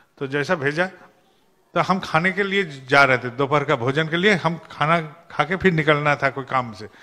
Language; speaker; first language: Hindi; non-native, local second language; Bangla